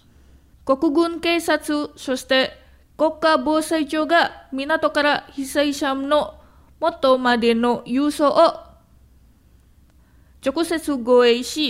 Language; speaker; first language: Japanese; non-native, fluent; Indonesian